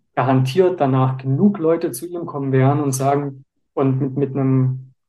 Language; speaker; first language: German; native; German